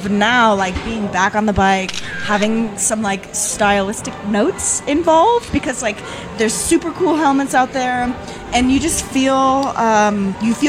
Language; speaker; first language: English; native; English